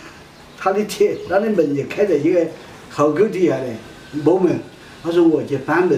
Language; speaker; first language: Chinese; non-native, local second language; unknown